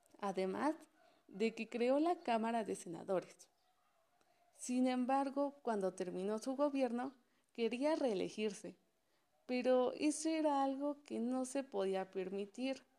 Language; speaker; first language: Spanish; native; Spanish